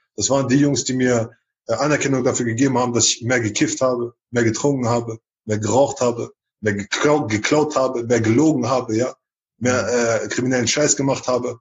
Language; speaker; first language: German; early bilingual, other home language; Chechen